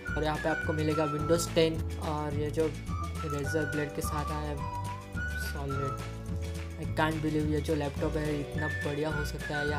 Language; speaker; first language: Hindi; non-native, local second language; Marathi